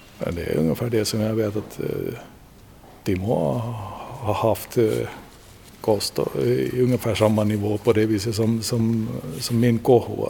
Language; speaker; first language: Swedish; native; Swedish